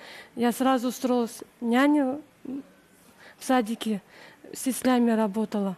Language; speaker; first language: Russian; native; Russian